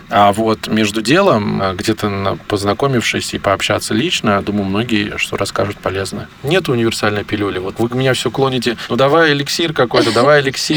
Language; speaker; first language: Russian; native; Russian